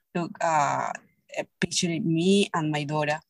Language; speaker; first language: English; non-native, learner; Spanish